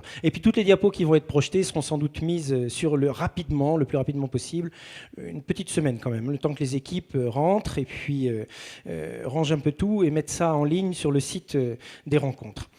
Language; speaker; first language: French; native; French